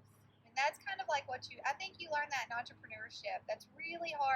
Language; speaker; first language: English; native; English